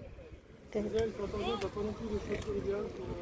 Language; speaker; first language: French; native; French